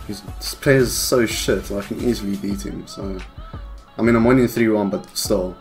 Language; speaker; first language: English; native; English